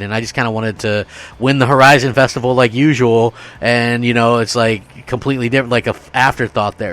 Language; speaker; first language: English; native; English